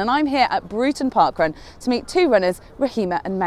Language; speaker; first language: English; native; English